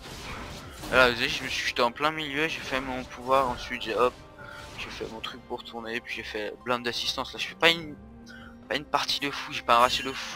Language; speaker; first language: French; native; French